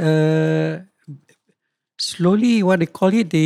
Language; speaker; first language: English; non-native, local second language; Malay